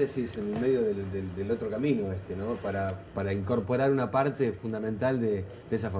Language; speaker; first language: Spanish; native; Spanish